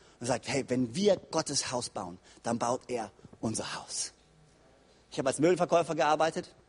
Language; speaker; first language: German; native; German